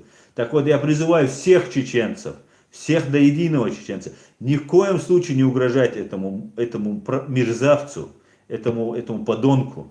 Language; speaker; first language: Russian; non-native, local second language; Chechen